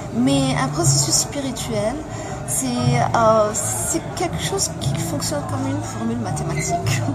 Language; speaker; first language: French; non-native, local second language; Arabic